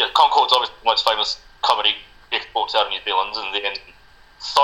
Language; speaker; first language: English; non-native, local second language; Spanish